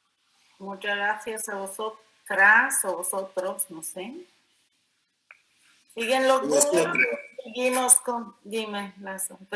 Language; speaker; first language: Spanish; non-native, fluent; Bulgarian